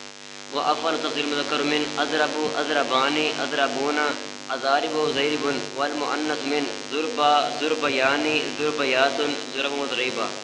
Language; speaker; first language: Arabic; non-native, learner; Urdu